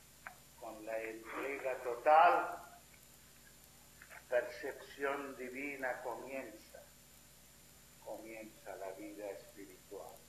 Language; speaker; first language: Spanish; non-native, fluent; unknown